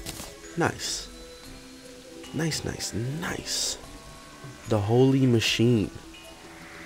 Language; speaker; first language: English; native; English